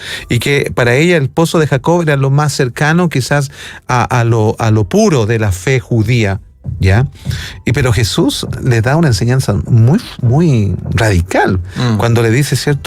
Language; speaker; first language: Spanish; native; Spanish